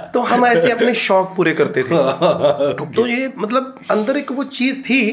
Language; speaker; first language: Hindi; native; Hindi